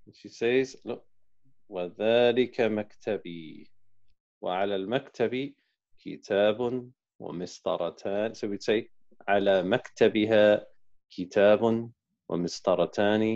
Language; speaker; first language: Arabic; non-native, fluent; English